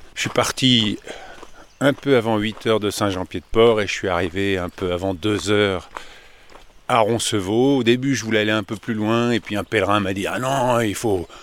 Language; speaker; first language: French; native; French